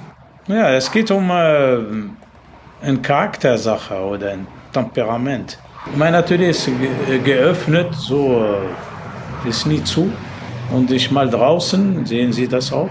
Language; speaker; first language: German; non-native, learner; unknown